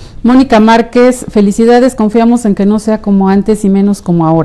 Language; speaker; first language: Spanish; native; Spanish